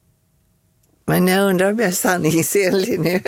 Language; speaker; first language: Swedish; native; Swedish